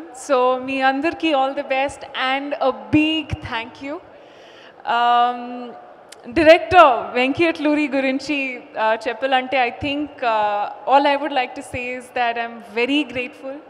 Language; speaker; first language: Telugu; non-native, learner; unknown